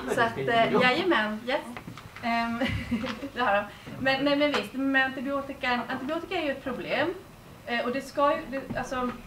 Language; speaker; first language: Swedish; native; Swedish